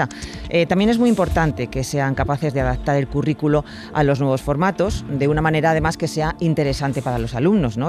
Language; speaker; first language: Spanish; native; Spanish